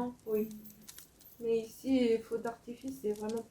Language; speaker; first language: French; non-native, fluent; Korean